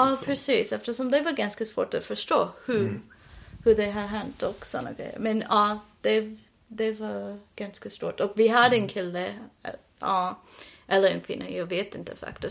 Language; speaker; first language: Swedish; non-native, learner; English